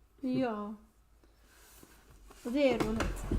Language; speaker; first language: Swedish; non-native, learner; English